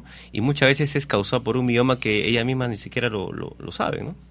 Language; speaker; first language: Spanish; native; Spanish